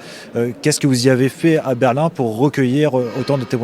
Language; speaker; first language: French; native; French